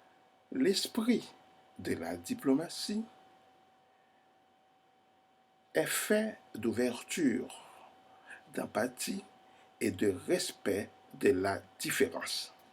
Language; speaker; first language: French; non-native, fluent; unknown